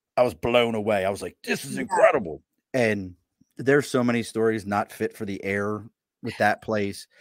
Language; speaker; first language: English; native; English